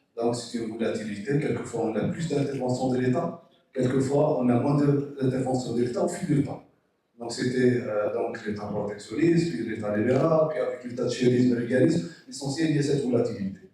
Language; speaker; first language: French; non-native, local second language; Arabic